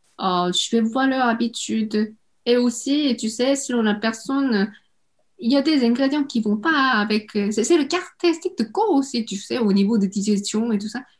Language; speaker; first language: French; non-native, fluent; Korean